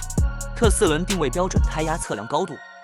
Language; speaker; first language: Chinese; native; Chinese